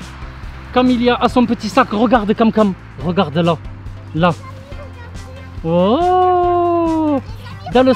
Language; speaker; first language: French; native; French